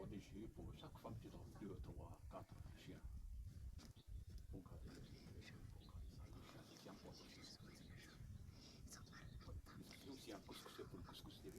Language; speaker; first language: French; non-native, local second language; Arabic